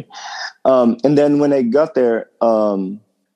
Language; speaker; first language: English; non-native, fluent; Portuguese